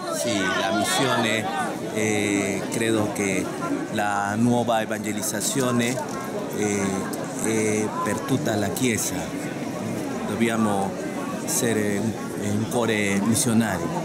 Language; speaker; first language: Italian; non-native, fluent; Spanish